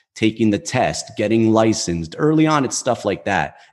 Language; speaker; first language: English; native; English